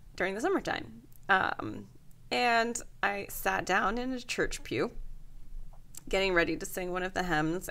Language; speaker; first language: English; native; English